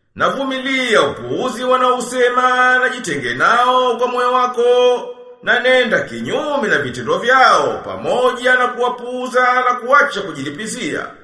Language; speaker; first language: Swahili; native; Swahili